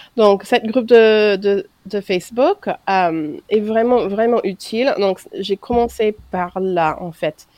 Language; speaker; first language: French; non-native, fluent; English